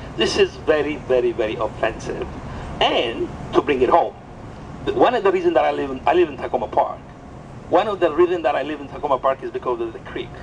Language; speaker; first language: English; non-native, fluent; Amharic